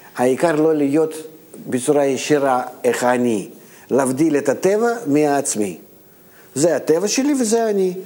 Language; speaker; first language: Hebrew; non-native, fluent; Russian